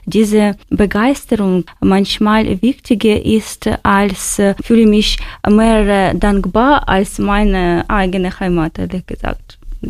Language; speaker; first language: German; non-native, fluent; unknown